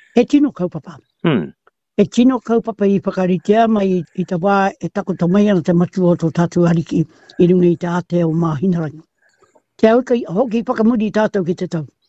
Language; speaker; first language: Māori; native; Māori